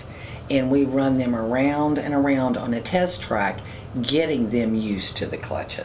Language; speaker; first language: English; native; English